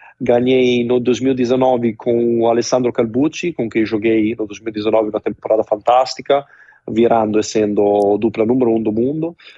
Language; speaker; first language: Portuguese; non-native, fluent; Italian